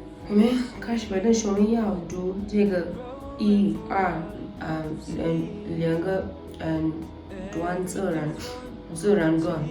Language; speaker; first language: Chinese; non-native, learner; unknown